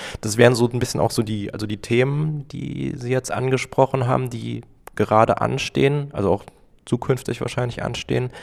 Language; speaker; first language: German; native; German